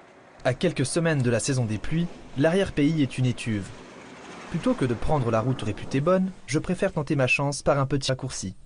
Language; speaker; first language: French; native; French